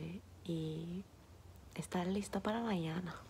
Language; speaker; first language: Spanish; non-native, fluent; Turkish